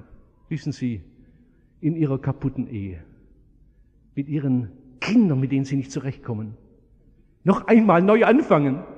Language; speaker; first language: German; native; German